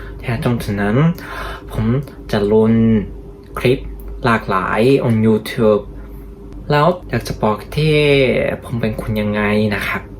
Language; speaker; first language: Thai; non-native, learner; Japanese